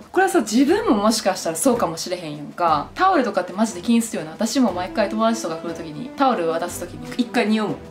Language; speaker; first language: Japanese; native; Japanese